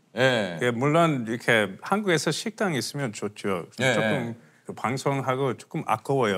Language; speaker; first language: Korean; early bilingual, heritage; Korean